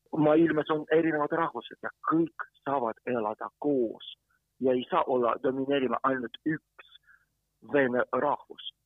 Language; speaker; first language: Estonian; non-native, fluent; Ukrainian